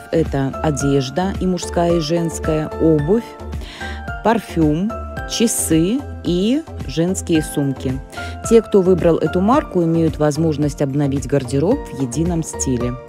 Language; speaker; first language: Russian; native; Russian